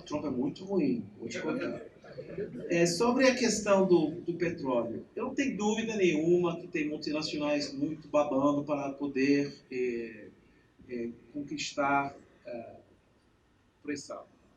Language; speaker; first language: Portuguese; non-native, fluent; English